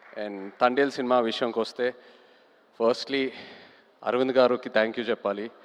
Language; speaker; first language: Telugu; native; Telugu